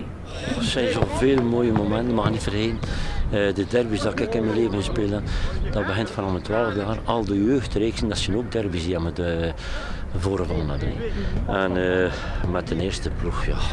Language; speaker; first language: Dutch; native; Dutch